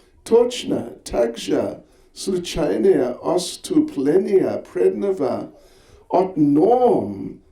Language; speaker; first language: Russian; non-native, learner; English